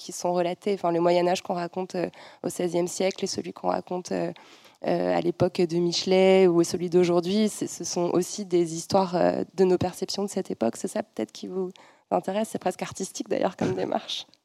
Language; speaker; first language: French; native; French